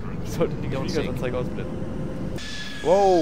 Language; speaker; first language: German; native; German